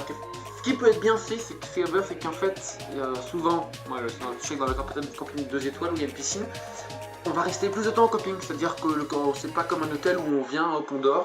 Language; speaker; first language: French; native; French